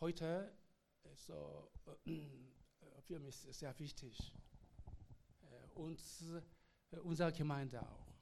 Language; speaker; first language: German; non-native, learner; Korean